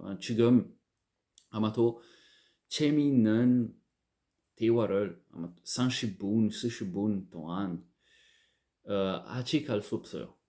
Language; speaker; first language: Korean; non-native, learner; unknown